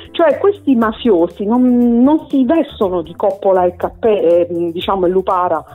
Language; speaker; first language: Italian; native; Italian